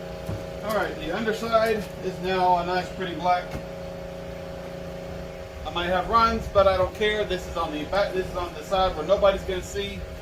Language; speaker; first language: English; native; English